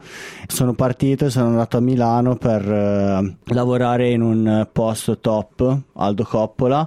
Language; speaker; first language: Italian; native; Italian